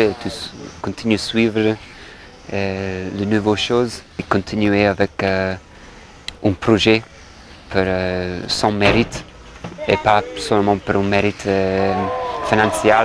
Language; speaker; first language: French; non-native, learner; English